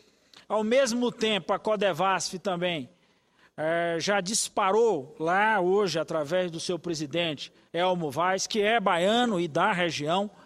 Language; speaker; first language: Portuguese; native; Portuguese